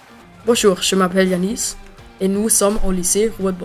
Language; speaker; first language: French; non-native, learner; German